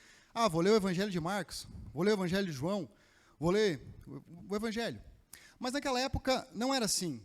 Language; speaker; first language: Portuguese; native; Portuguese